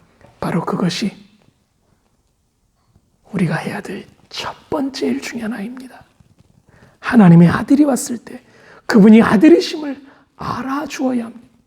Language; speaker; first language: Korean; native; Korean